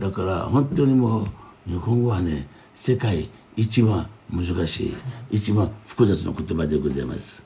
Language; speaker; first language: Japanese; non-native, fluent; Yoruba